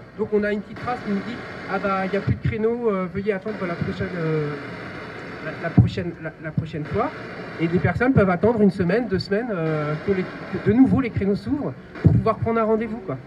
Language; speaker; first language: French; native; French